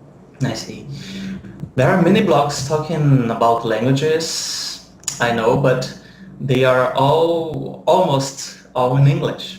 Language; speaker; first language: English; non-native, fluent; Portuguese